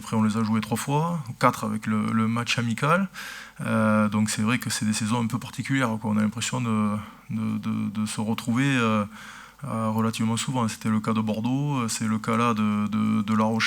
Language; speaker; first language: French; native; French